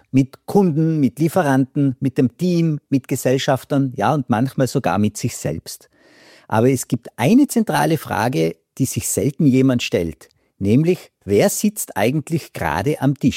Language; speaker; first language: German; native; German